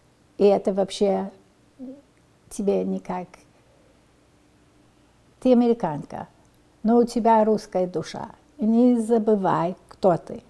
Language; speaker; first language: Russian; early bilingual, heritage; Russian